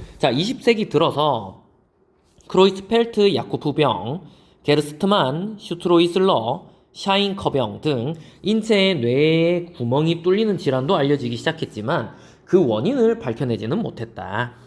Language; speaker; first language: Korean; native; Korean